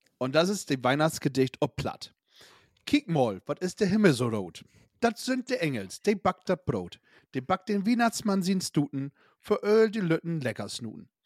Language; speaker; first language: German; native; German